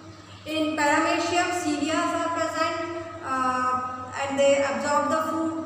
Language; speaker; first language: English; non-native, local second language; Hindi